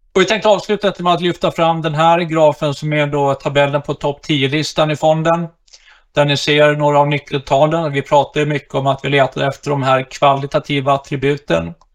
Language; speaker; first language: Swedish; native; Swedish